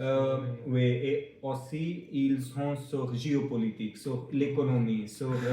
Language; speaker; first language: French; non-native, fluent; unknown